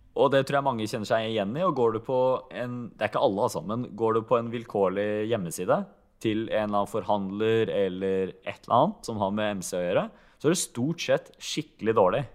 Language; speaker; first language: Norwegian; early bilingual, other home language; Hungarian